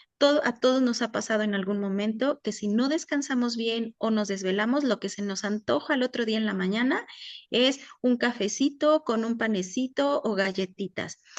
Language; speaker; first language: Spanish; native; Spanish